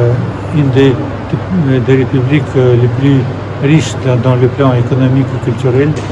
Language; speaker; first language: French; non-native, fluent; Russian